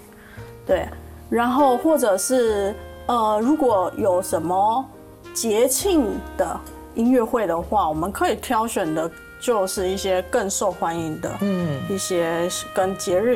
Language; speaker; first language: Chinese; native; Chinese